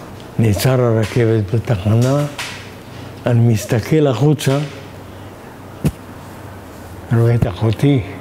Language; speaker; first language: Hebrew; non-native, fluent; Hungarian